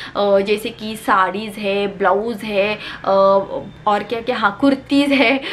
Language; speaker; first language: Hindi; native; Hindi